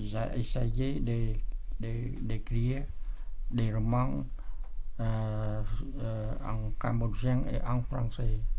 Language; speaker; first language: French; non-native, local second language; Khmer